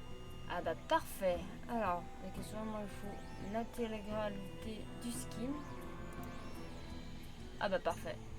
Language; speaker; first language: French; native; French